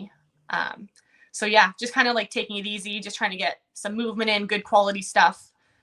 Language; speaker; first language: English; native; English